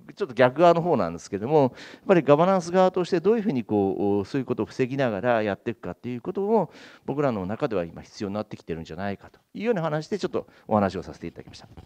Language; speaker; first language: Japanese; native; Japanese